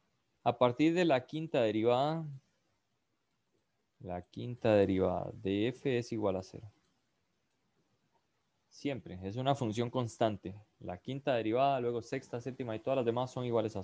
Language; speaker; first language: Spanish; native; Spanish